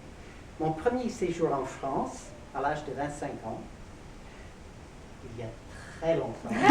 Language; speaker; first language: French; non-native, fluent; English